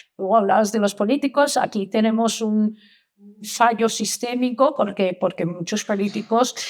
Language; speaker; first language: Spanish; non-native, fluent; Italian